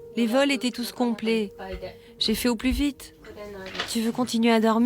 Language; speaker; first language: French; native; French